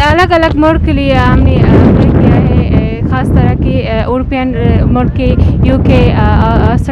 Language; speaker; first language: Hindi; non-native, local second language; Persian